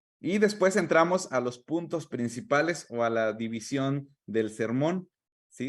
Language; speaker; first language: Spanish; native; Spanish